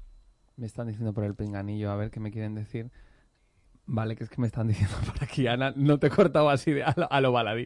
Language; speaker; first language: Spanish; native; Spanish